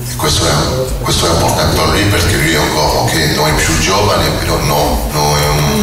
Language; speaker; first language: Italian; non-native, learner; French